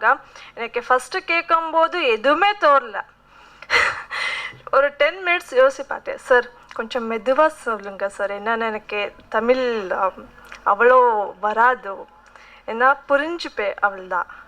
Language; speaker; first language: Tamil; non-native, learner; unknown